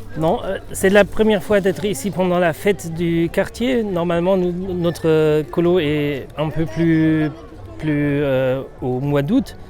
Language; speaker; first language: French; non-native, fluent; German